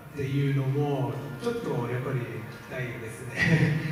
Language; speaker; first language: Japanese; non-native, fluent; Italian